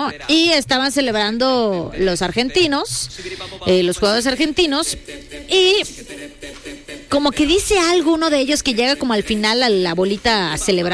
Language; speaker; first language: Spanish; native; Spanish